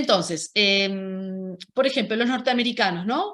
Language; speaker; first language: Spanish; native; Spanish